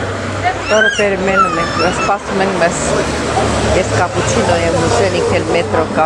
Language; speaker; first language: Greek; non-native, learner; Armenian